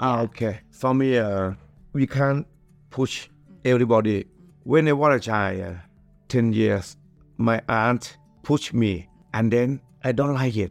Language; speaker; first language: English; non-native, learner; Thai